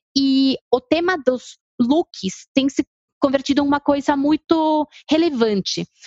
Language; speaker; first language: Portuguese; non-native, fluent; Spanish